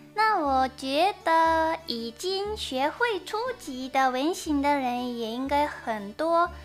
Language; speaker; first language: Chinese; non-native, fluent; Japanese